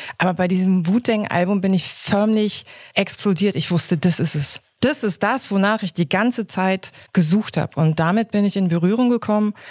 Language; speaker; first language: German; early bilingual, other home language; Korean